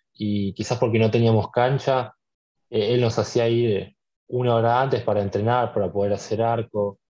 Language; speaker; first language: Spanish; native; Spanish